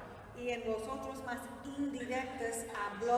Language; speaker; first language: Spanish; non-native, fluent; English